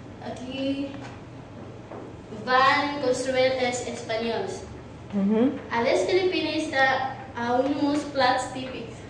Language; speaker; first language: Catalan; non-native, learner; Cebuano